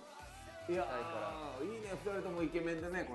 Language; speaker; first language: Japanese; native; Japanese